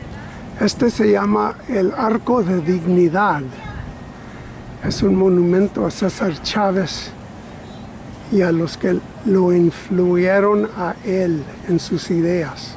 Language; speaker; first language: Spanish; early bilingual, other home language; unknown